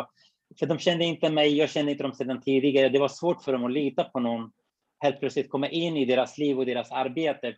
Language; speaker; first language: Swedish; non-native, fluent; Kurdish